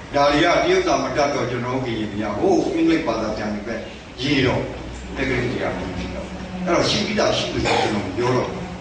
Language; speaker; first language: Burmese; non-native, local second language; S'gaw Karen